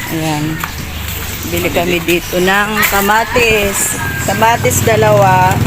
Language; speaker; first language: Filipino; non-native, local second language; Waray